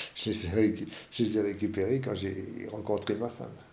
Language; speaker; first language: French; native; French